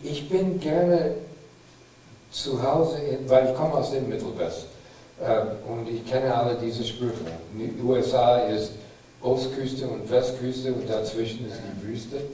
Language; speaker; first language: German; non-native, fluent; English